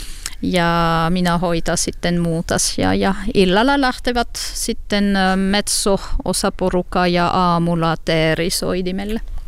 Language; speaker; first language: Finnish; non-native, learner; French